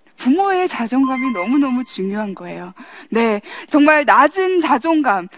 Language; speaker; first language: Korean; early bilingual, heritage; English